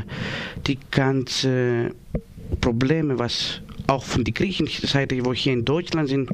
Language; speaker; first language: German; non-native, learner; Greek